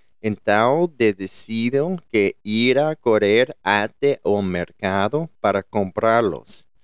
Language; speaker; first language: Portuguese; non-native, learner; English